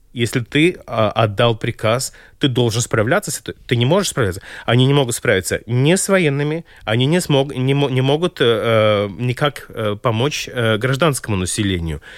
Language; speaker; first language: Russian; non-native, local second language; Latvian